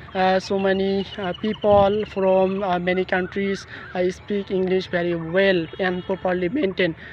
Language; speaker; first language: English; non-native, local second language; Bangla